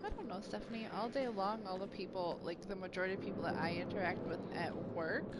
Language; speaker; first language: English; native; English